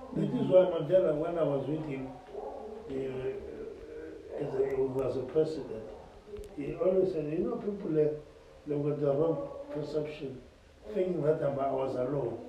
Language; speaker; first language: English; non-native, local second language; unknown